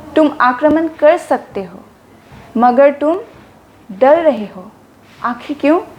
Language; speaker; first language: Hindi; non-native, local second language; Assamese